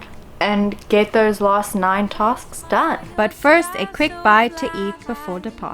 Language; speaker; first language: English; native; English